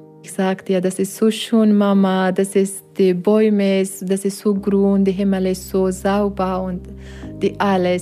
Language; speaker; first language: German; non-native, learner; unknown